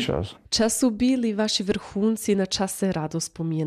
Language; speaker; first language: Serbian; native; Serbian